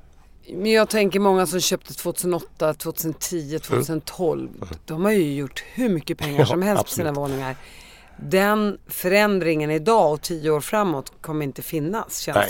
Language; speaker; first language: Swedish; native; Swedish